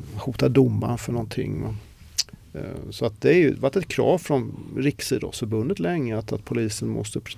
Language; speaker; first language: Swedish; native; Swedish